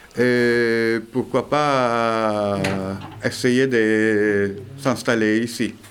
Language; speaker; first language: French; non-native, fluent; Italian